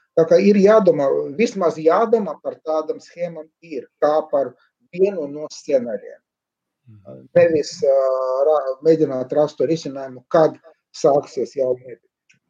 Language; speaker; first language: Latvian; non-native, local second language; Russian